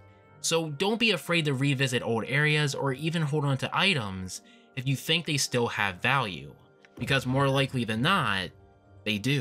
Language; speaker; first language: English; native; English